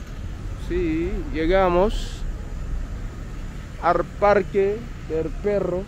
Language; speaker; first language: Spanish; non-native, learner; English